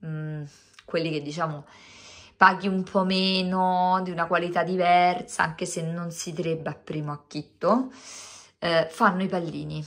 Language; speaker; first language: Italian; native; Italian